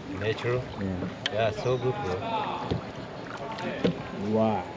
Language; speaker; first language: English; non-native, learner; Turkish